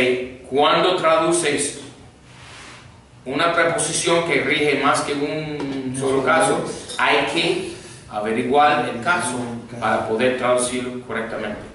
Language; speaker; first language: Spanish; non-native, fluent; English